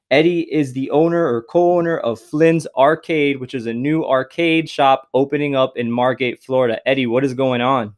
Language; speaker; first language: English; native; English